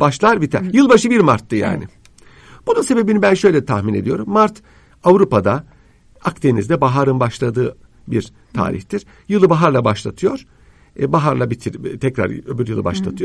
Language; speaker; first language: Turkish; native; Turkish